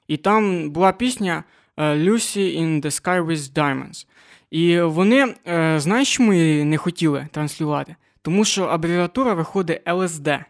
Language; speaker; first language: Ukrainian; non-native, local second language; Russian